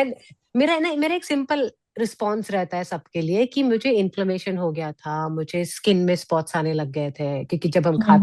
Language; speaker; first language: Hindi; native; Hindi